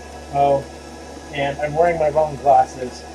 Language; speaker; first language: English; native; English